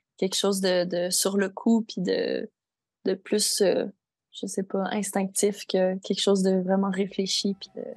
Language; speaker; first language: French; native; French